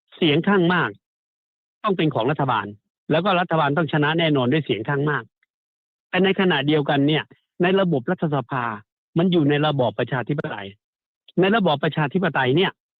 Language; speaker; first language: Thai; native; Thai